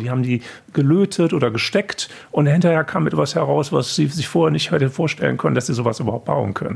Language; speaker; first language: German; native; German